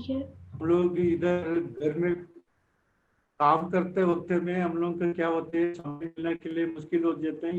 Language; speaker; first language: Hindi; non-native, local second language; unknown